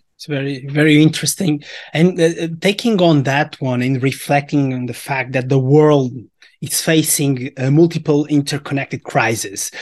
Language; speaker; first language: English; non-native, fluent; Portuguese